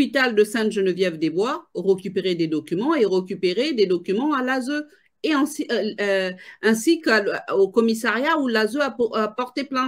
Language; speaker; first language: French; native; French